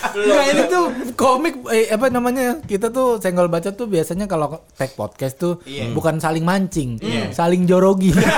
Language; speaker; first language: Indonesian; native; Indonesian